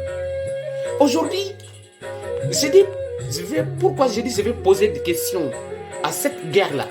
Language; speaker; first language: French; non-native, local second language; Bambara